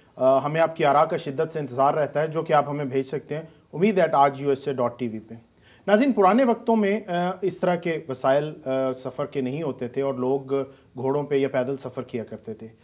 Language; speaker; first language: Urdu; native; Urdu